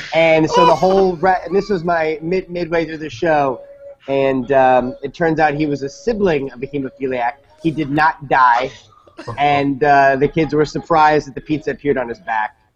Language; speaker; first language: English; native; English